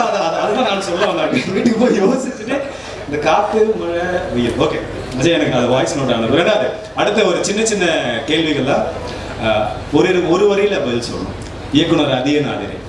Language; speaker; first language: Tamil; native; Tamil